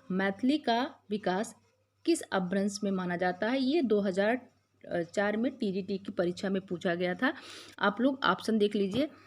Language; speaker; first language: Hindi; native; Hindi